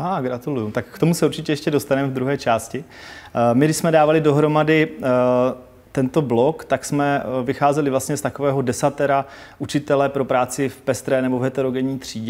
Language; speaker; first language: Czech; native; Czech